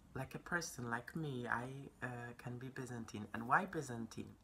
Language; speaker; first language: English; non-native, fluent; Polish